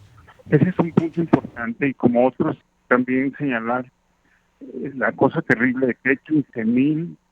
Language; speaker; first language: Spanish; native; Spanish